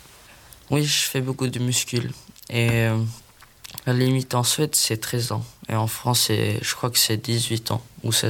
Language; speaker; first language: French; non-native, learner; Swedish